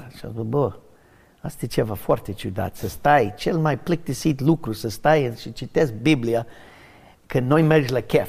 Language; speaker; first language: Romanian; non-native, learner; English